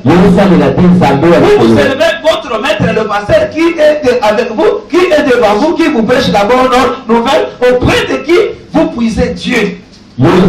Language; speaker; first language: French; non-native, local second language; Lingala